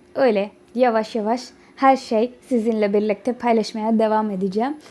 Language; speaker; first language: Turkish; non-native, fluent; Urdu